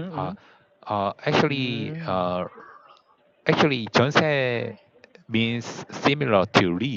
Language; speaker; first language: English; non-native, learner; Korean